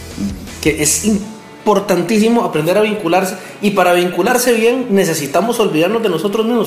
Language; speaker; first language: Spanish; native; Spanish